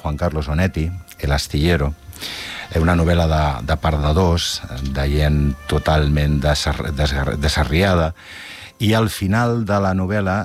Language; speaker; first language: Catalan; native; Catalan